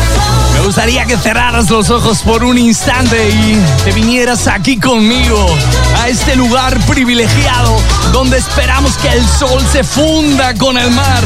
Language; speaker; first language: Spanish; native; Spanish